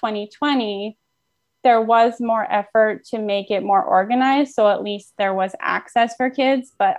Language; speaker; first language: English; native; English